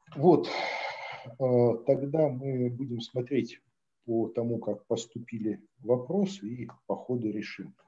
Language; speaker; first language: Russian; native; Russian